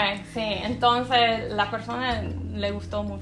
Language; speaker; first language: Spanish; non-native, fluent; English